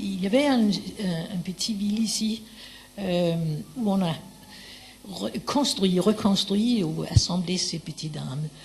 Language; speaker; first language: French; non-native, fluent; Danish